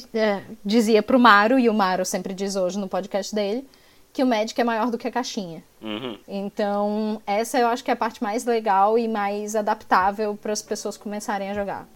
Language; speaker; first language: Portuguese; native; Portuguese